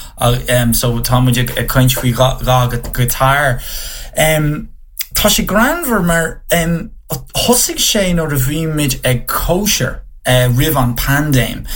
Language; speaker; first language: Irish; non-native, local second language; English